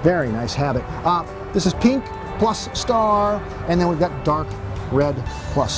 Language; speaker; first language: English; native; English